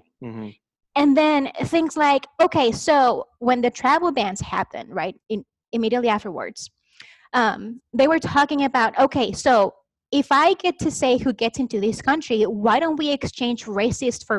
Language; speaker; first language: English; non-native, fluent; Spanish